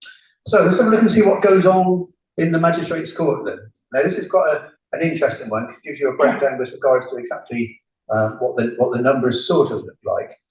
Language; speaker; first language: English; native; English